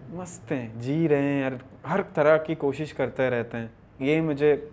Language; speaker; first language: Urdu; non-native, local second language; Baluchi